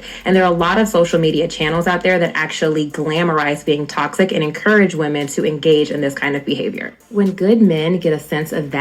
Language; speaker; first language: English; native; English